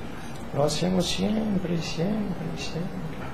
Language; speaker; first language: Spanish; non-native, learner; French